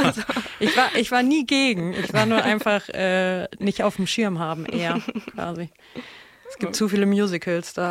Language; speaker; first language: German; native; German